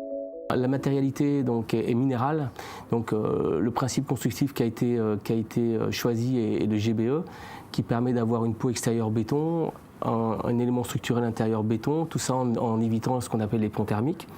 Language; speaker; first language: French; native; French